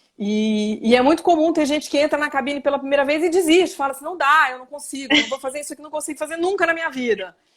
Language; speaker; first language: Portuguese; native; Portuguese